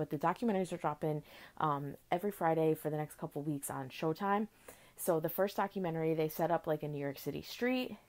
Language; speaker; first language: English; native; English